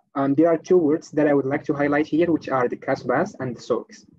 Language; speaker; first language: English; non-native, fluent; Arabic